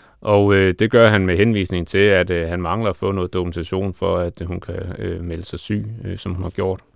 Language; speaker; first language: Danish; native; Danish